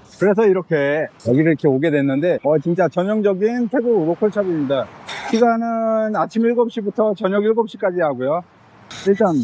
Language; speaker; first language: Korean; native; Korean